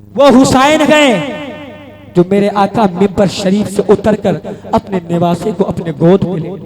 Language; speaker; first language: Hindi; native; Hindi